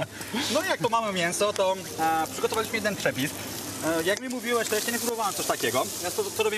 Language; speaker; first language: Polish; non-native, fluent; French